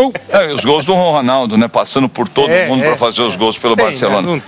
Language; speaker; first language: Portuguese; native; Portuguese